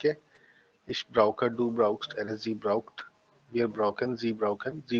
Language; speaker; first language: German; non-native, fluent; Hindi